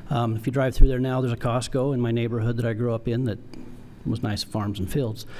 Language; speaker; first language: English; native; English